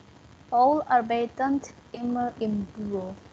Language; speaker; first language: German; non-native, learner; Indonesian